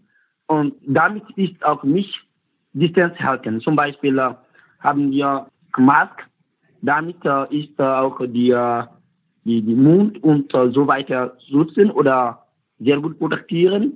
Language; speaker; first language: German; non-native, learner; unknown